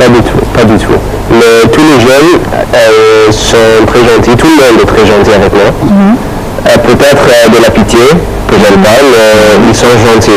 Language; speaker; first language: French; non-native, fluent; Arabic